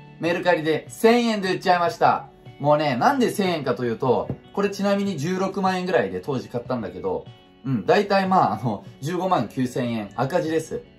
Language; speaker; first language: Japanese; non-native, fluent; Turkish